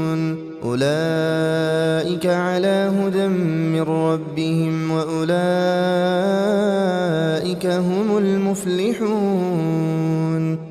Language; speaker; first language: Arabic; native; Arabic